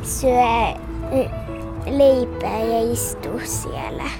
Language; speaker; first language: Finnish; early bilingual, heritage; Finnish